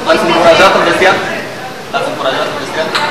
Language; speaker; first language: Romanian; native; Romanian